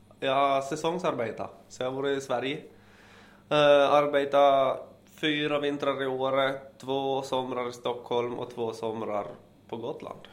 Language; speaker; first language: Swedish; native; Swedish